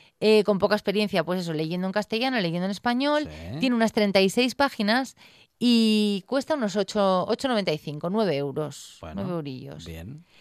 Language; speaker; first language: Spanish; native; Spanish